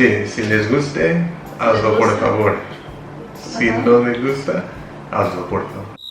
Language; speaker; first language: Spanish; non-native, fluent; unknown